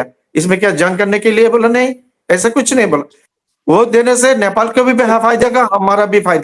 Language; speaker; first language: Hindi; non-native, learner; Bangla